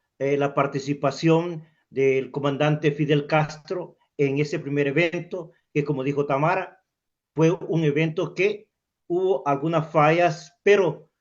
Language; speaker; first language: Spanish; native; Spanish